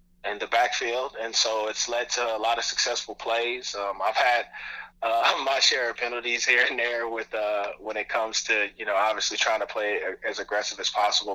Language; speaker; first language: English; native; English